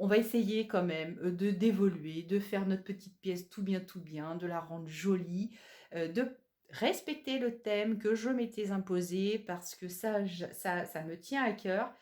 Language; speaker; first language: French; native; French